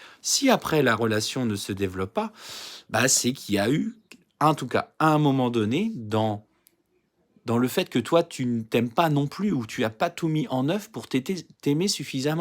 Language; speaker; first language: French; native; French